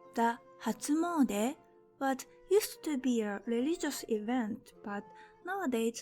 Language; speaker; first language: English; non-native, fluent; Japanese